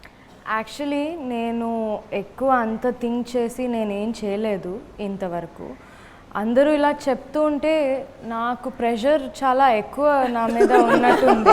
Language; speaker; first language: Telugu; non-native, local second language; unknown